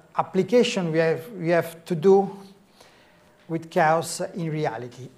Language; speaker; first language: English; non-native, fluent; Italian